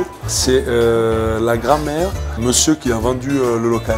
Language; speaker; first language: French; non-native, fluent; Italian